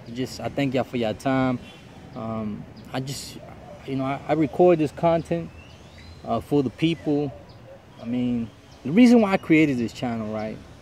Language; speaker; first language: English; early bilingual, other home language; Spanish